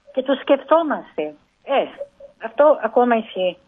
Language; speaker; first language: Greek; early bilingual, heritage; Greek